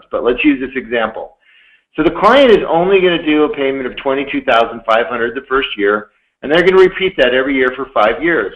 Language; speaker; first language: English; native; English